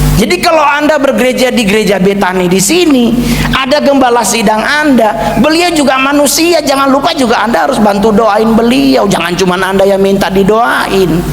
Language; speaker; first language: Indonesian; native; Indonesian